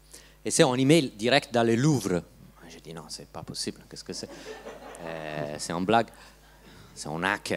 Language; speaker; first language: French; non-native, learner; Italian